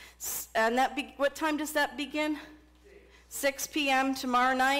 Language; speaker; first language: English; native; English